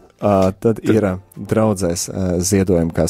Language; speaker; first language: Latvian; native; Latvian